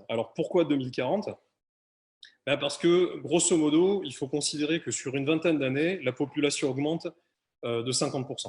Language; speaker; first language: French; native; French